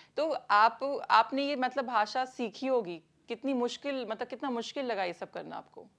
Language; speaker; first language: Hindi; native; Hindi